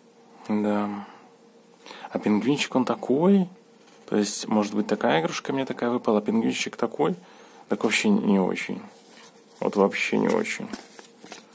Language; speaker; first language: Russian; native; Russian